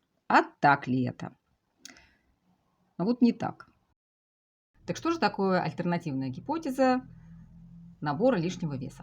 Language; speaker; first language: Russian; native; Russian